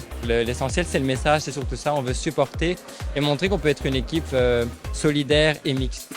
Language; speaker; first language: French; native; French